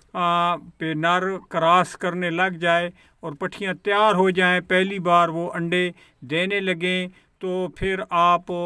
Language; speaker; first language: Urdu; non-native, local second language; Punjabi